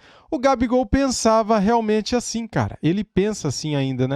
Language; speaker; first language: Portuguese; native; Portuguese